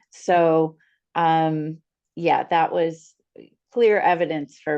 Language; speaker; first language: English; native; English